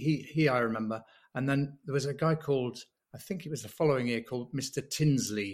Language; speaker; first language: English; native; English